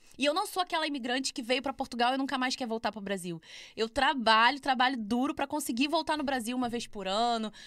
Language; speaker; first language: Portuguese; native; Portuguese